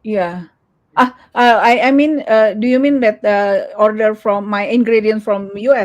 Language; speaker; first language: English; non-native, learner; Indonesian